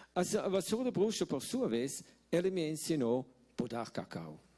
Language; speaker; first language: Portuguese; non-native, fluent; Swiss German